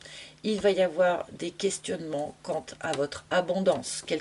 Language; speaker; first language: French; native; French